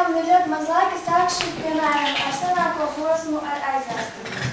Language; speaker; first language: Latvian; native; Latvian